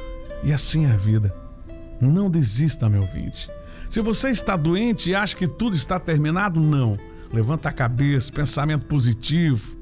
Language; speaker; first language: Portuguese; native; Portuguese